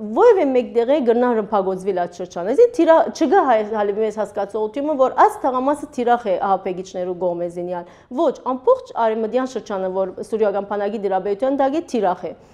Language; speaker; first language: Armenian; early bilingual, heritage; Armenian